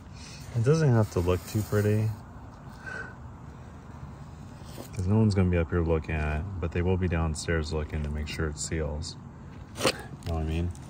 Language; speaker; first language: English; native; English